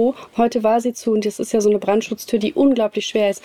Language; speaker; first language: German; native; German